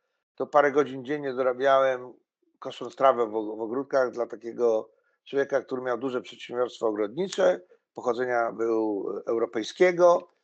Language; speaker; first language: Polish; native; Polish